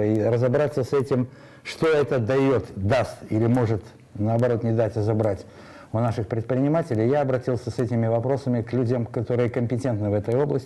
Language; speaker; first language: Russian; native; Russian